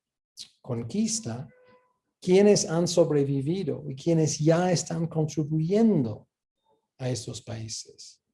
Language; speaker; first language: Spanish; non-native, fluent; English